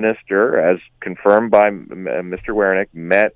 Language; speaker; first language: English; native; English